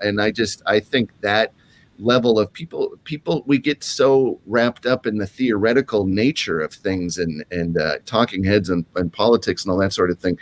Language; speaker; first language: English; native; English